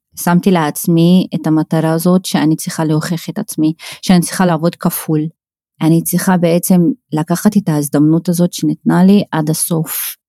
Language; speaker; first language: Hebrew; non-native, local second language; Arabic